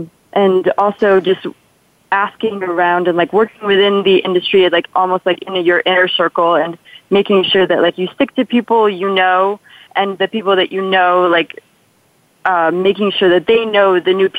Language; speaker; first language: English; non-native, fluent; Polish